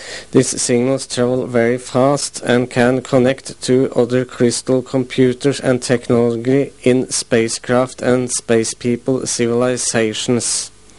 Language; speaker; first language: English; non-native, fluent; Norwegian